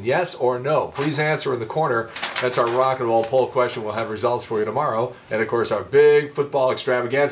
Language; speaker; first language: English; native; English